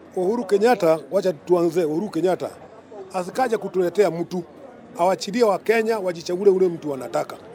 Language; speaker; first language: Swahili; non-native, local second language; Kikuyu